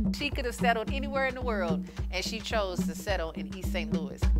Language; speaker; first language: English; native; English